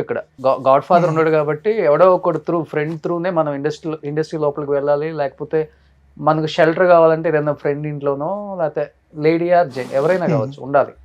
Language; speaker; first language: Telugu; native; Telugu